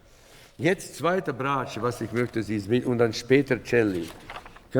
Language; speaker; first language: German; non-native, fluent; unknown